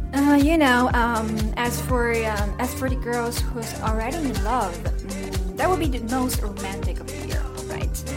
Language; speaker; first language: English; non-native, fluent; Chinese